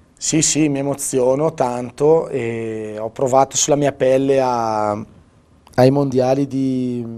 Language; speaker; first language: Italian; native; Italian